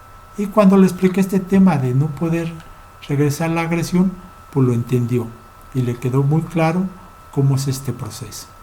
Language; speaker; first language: Spanish; native; Spanish